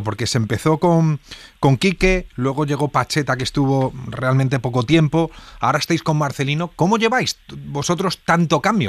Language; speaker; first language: Spanish; native; Spanish